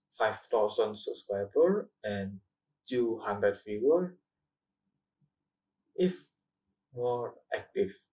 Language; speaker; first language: English; non-native, learner; Indonesian